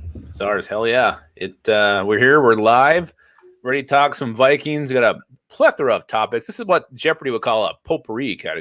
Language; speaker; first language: English; native; English